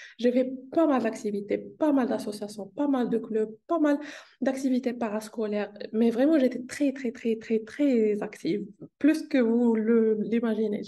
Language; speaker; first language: French; non-native, local second language; Arabic